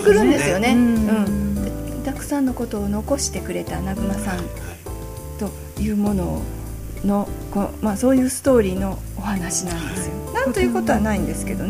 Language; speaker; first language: Japanese; native; Japanese